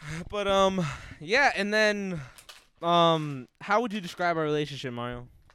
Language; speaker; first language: English; early bilingual, other home language; Spanish